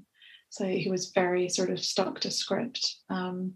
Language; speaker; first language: English; native; English